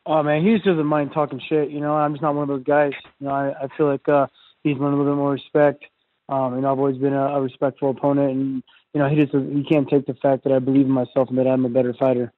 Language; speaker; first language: English; native; English